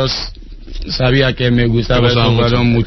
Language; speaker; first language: Spanish; non-native, learner; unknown